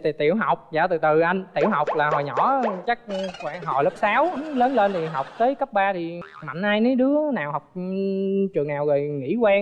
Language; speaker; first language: Vietnamese; native; Vietnamese